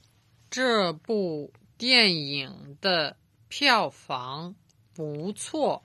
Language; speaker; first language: Chinese; non-native, learner; Serbian